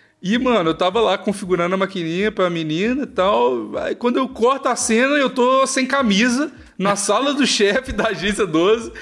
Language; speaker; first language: Portuguese; native; Portuguese